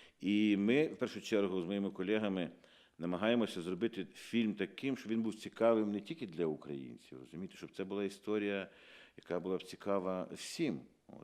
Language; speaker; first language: Ukrainian; native; Ukrainian